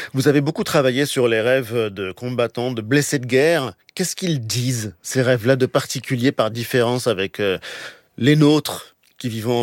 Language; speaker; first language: French; native; French